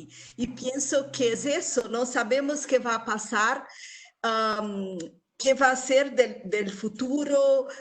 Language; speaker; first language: Spanish; non-native, local second language; Portuguese